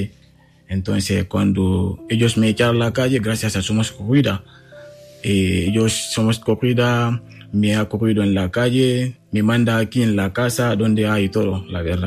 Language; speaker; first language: Spanish; non-native, learner; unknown